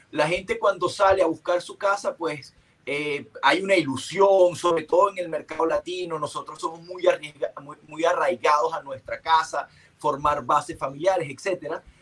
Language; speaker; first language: Spanish; native; Spanish